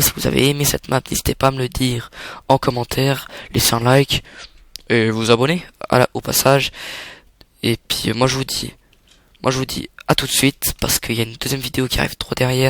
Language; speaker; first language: French; native; French